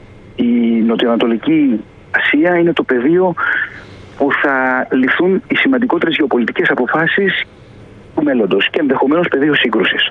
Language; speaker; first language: Greek; native; Greek